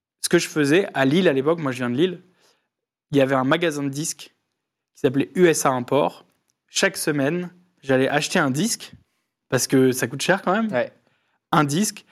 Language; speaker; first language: French; native; French